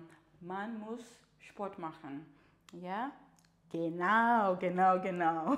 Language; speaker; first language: German; non-native, learner; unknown